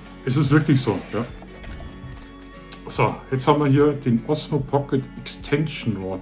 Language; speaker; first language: German; native; German